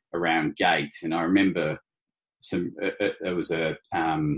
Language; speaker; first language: English; native; English